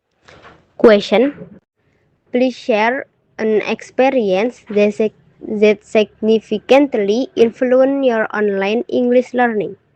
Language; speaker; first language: English; non-native, learner; Indonesian